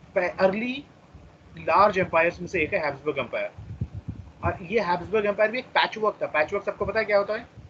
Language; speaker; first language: Hindi; non-native, local second language; Marathi